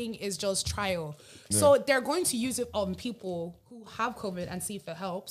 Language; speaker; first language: English; native; English